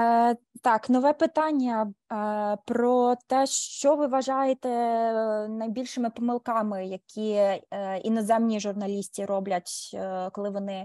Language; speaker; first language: Ukrainian; early bilingual, heritage; Ukrainian